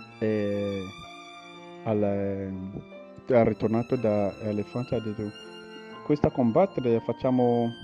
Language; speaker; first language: Italian; non-native, learner; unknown